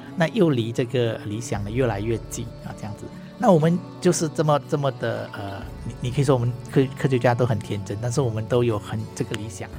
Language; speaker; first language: Chinese; non-native, local second language; Hakka Chinese